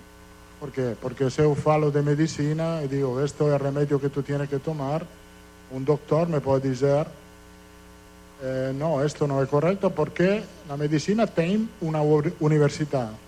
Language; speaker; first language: Portuguese; non-native, fluent; Italian